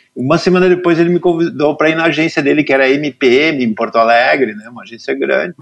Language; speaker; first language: Portuguese; native; Portuguese